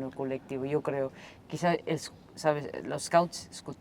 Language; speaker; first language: Spanish; non-native, fluent; Portuguese